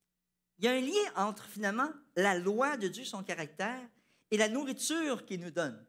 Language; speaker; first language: French; native; French